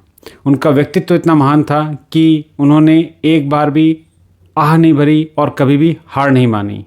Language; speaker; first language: Hindi; native; Hindi